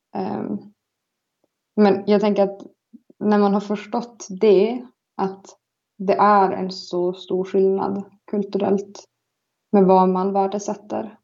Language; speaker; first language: Swedish; native; Swedish